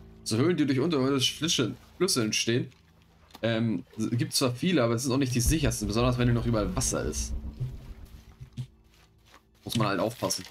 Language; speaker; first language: German; native; German